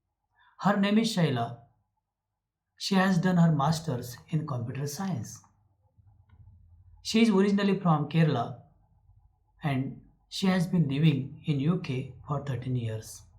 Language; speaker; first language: English; non-native, learner; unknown